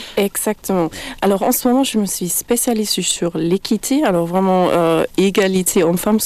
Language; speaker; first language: French; non-native, fluent; German